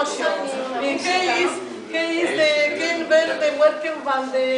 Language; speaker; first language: Dutch; non-native, learner; Spanish